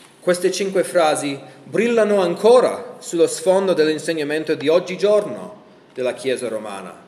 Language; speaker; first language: Italian; non-native, fluent; English